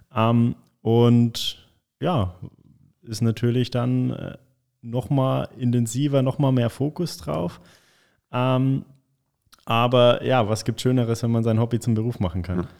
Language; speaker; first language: German; native; German